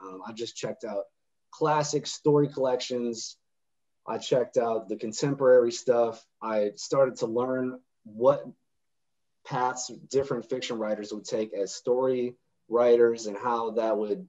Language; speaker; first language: English; native; English